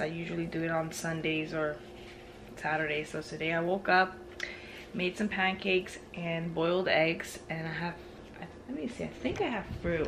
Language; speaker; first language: English; early bilingual, other home language; Spanish